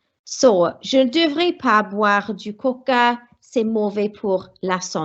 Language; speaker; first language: French; non-native, fluent; Welsh